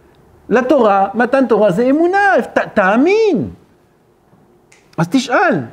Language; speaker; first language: Hebrew; non-native, fluent; French